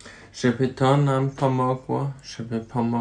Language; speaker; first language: Polish; non-native, learner; German